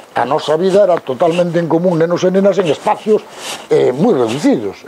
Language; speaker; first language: Spanish; non-native, local second language; Galician